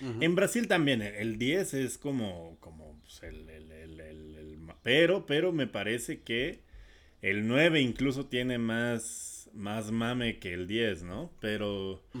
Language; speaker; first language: Spanish; native; Spanish